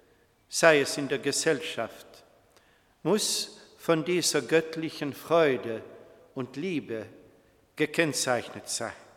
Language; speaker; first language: German; non-native, fluent; Swedish